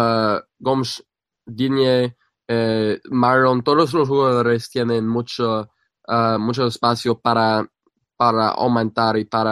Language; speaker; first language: Spanish; non-native, fluent; English